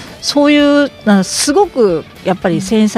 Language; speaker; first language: Japanese; native; Japanese